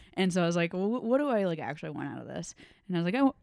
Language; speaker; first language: English; native; English